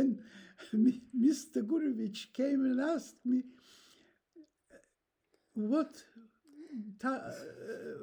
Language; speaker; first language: English; non-native, fluent; Russian